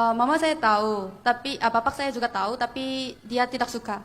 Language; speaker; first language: Indonesian; non-native, fluent; Korean